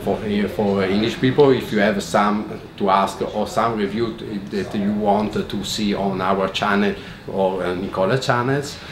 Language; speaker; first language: English; non-native, fluent; Italian